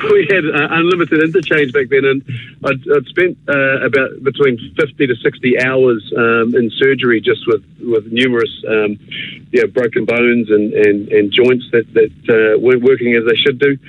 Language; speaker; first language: English; native; English